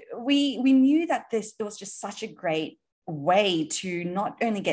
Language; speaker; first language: English; native; English